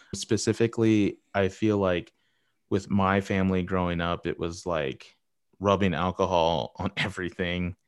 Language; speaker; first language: English; early bilingual, other home language; Spanish